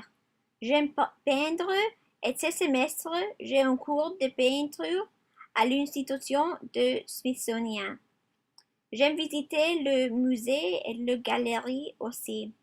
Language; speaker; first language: French; non-native, learner; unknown